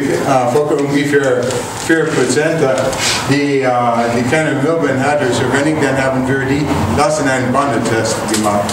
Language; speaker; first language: German; non-native, learner; English